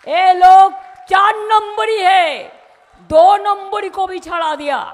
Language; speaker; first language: Hindi; non-native, local second language; Bangla